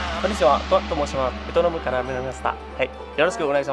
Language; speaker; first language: Japanese; non-native, learner; Vietnamese